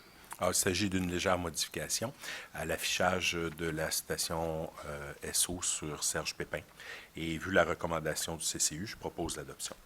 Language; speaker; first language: French; native; French